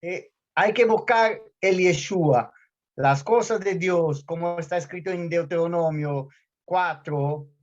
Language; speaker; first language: Spanish; non-native, fluent; Portuguese